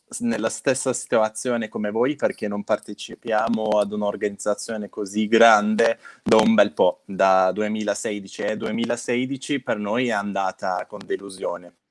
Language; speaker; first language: Italian; non-native, fluent; Turkish